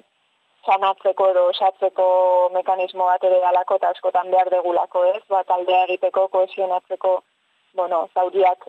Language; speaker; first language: Basque; native; Basque